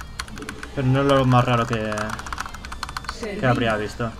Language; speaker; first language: Spanish; native; Spanish